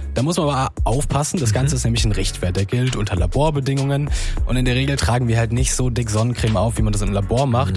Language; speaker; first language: German; native; German